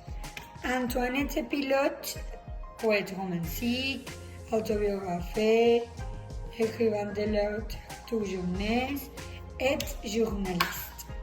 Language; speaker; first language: French; non-native, learner; Spanish